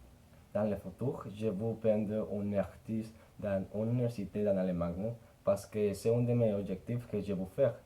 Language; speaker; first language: French; non-native, learner; Spanish